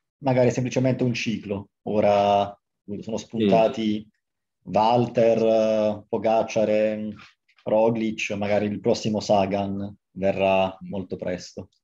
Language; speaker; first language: Italian; native; Italian